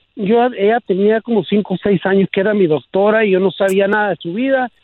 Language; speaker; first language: Spanish; native; Spanish